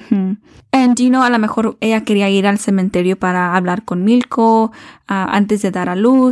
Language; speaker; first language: Spanish; early bilingual, heritage; Spanish